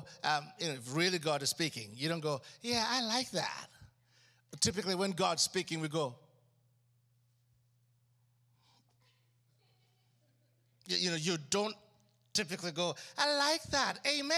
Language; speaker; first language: English; non-native, local second language; Ganda